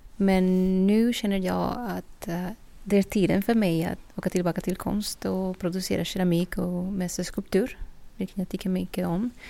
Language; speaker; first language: Swedish; non-native, fluent; Spanish